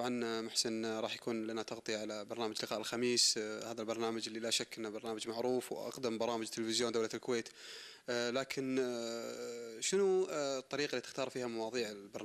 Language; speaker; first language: Arabic; native; Arabic